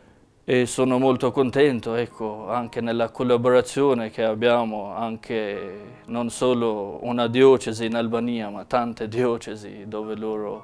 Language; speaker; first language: Italian; non-native, fluent; Albanian